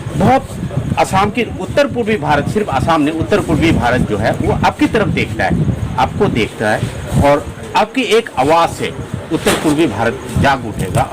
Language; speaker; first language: Hindi; non-native, local second language; Assamese